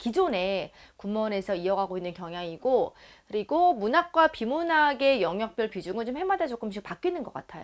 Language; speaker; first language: Korean; native; Korean